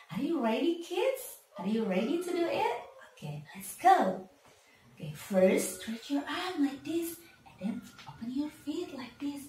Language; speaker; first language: English; non-native, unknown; Indonesian